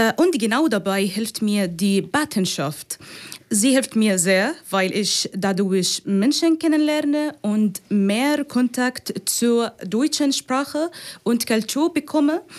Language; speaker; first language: German; non-native, fluent; Arabic